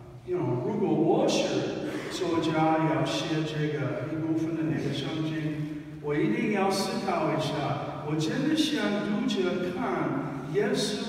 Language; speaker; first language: Chinese; non-native, fluent; English